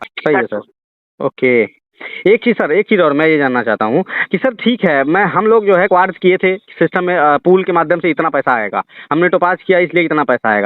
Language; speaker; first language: Hindi; native; Hindi